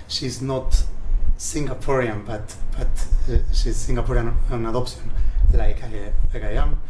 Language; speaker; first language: English; non-native, fluent; Spanish